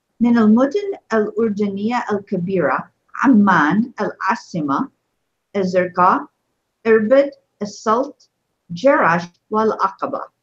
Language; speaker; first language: Arabic; non-native, fluent; English